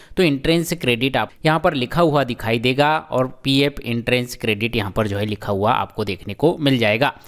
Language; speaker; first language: Hindi; native; Hindi